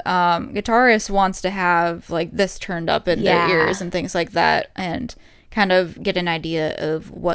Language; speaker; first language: English; native; English